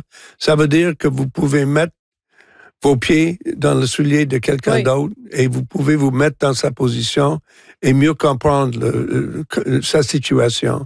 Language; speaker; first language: French; non-native, local second language; English